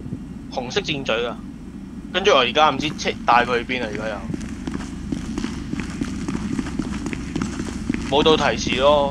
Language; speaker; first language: Chinese; native; Chinese